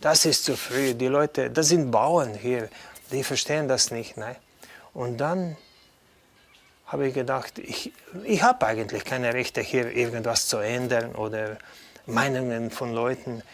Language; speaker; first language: German; non-native, fluent; Slovenian